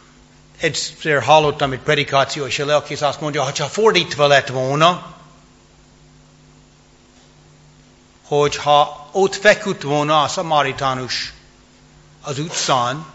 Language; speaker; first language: Hungarian; non-native, fluent; English